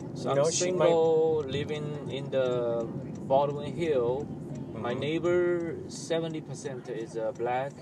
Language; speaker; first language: English; non-native, learner; Chinese